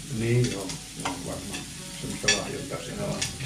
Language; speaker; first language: Finnish; native; Finnish